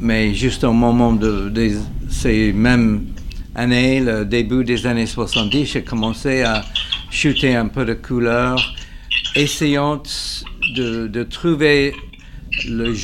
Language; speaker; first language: French; non-native, fluent; English